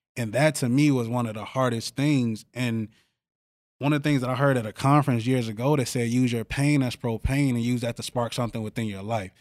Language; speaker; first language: English; native; English